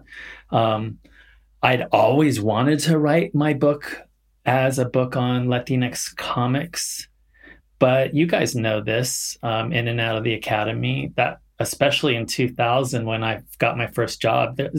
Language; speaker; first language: English; native; English